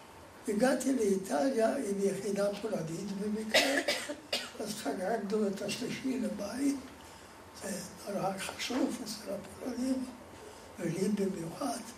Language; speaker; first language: Hebrew; non-native, fluent; Polish